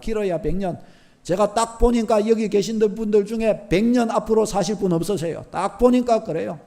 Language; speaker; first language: Korean; native; Korean